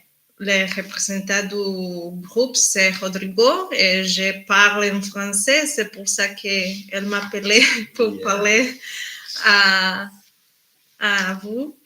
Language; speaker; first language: French; non-native, learner; Spanish